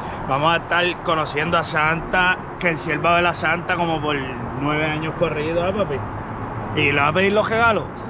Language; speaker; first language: Spanish; native; Spanish